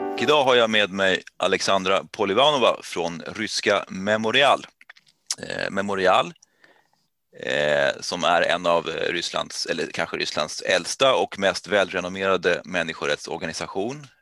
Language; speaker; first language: Swedish; native; Swedish